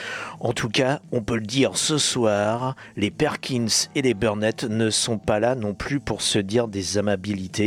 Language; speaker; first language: French; native; French